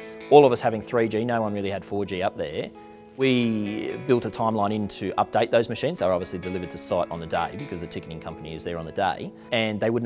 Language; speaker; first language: English; native; English